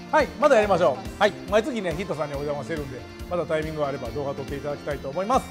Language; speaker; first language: Japanese; native; Japanese